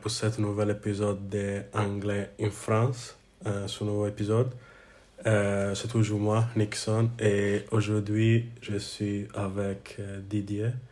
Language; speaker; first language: French; non-native, learner; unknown